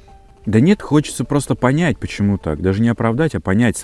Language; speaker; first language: Russian; native; Russian